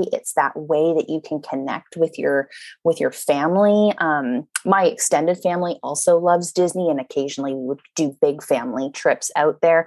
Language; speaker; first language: English; native; English